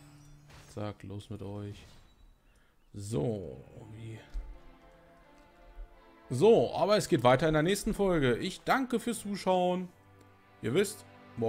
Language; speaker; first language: German; native; German